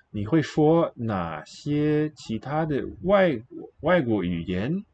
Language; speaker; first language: Chinese; non-native, learner; English